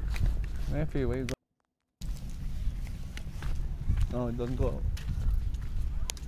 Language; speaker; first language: English; non-native, learner; Indonesian